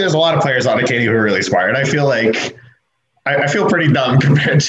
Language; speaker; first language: English; native; English